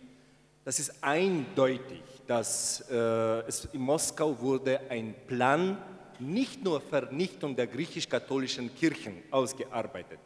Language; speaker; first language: German; non-native, fluent; Ukrainian